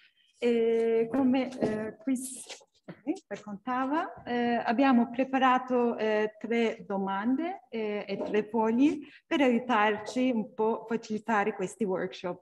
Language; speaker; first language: Italian; non-native, learner; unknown